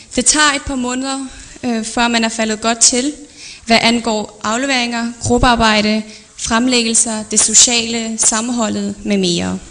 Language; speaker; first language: Danish; early bilingual, other home language; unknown